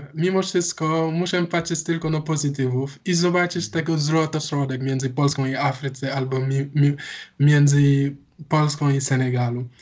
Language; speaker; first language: Polish; non-native, learner; Wolof